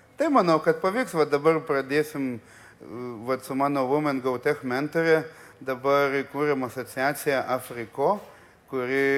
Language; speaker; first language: Lithuanian; early bilingual, other home language; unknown